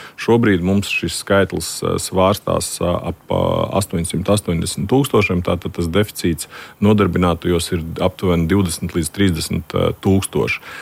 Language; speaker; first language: Latvian; native; Latvian